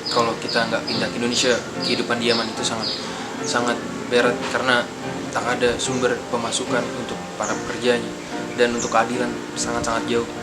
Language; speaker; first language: Indonesian; non-native, fluent; Arabic